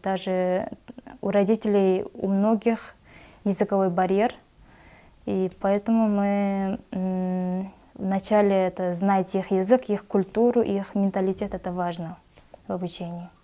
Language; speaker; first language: Russian; non-native, local second language; Kyrgyz